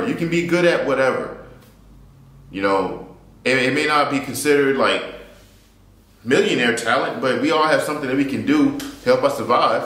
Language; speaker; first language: English; native; English